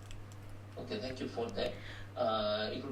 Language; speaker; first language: English; non-native, learner; Bangla